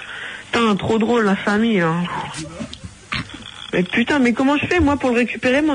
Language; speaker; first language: French; native; French